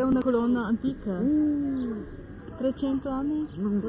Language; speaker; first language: Italian; non-native, learner; German